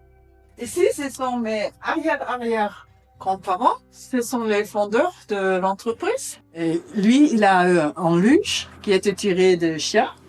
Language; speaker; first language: French; non-native, fluent; German